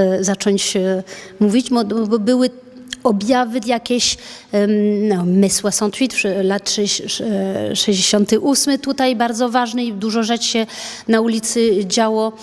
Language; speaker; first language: Polish; early bilingual, heritage; French